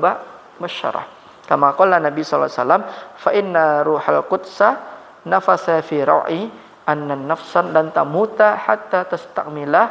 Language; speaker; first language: Arabic; non-native, fluent; Malay